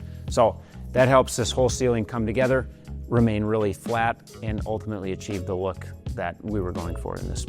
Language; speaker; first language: English; native; English